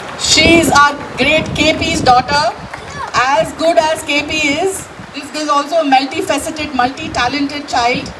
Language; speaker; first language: English; non-native, local second language; Telugu